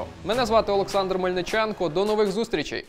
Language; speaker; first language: Ukrainian; native; Ukrainian